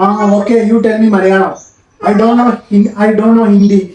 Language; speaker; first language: English; non-native, local second language; Malayalam